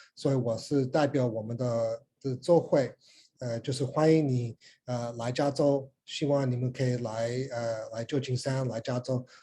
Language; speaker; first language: Chinese; early bilingual, heritage; Chinese